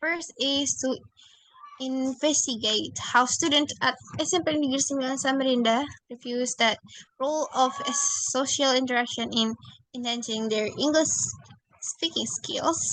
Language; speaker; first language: English; non-native, learner; Indonesian